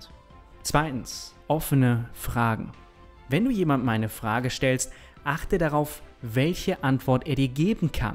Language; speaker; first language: German; native; German